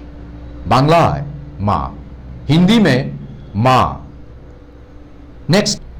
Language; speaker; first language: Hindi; non-native, local second language; Bangla